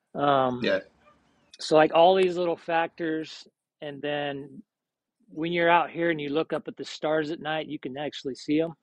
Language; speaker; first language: English; native; English